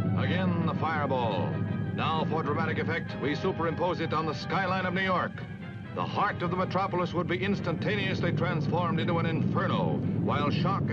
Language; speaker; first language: English; native; English